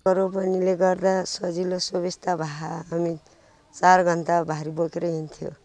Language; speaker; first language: Nepali; non-native, local second language; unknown